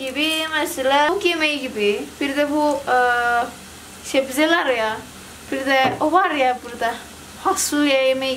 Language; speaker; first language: Turkish; non-native, learner; Indonesian